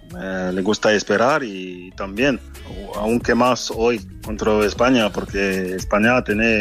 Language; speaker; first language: Spanish; non-native, fluent; French